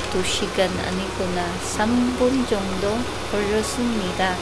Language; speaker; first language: Korean; non-native, learner; Cebuano